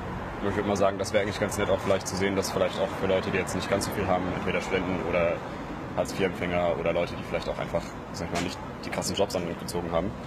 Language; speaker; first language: German; native; German